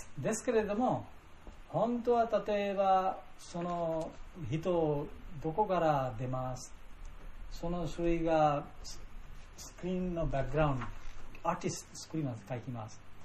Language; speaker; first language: Japanese; non-native, learner; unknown